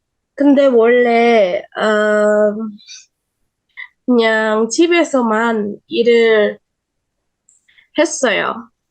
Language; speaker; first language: Korean; non-native, learner; Indonesian